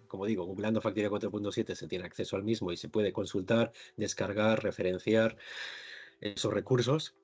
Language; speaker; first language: Spanish; native; Spanish